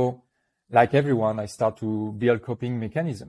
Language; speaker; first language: English; non-native, fluent; French